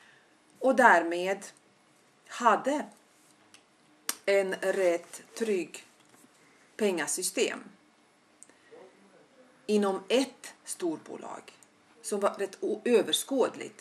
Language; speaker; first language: Swedish; non-native, fluent; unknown